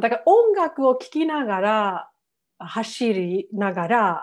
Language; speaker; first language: Japanese; non-native, fluent; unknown